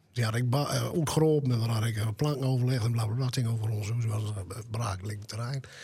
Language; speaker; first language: Dutch; native; Dutch